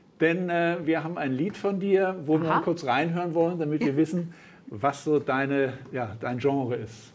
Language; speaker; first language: German; native; German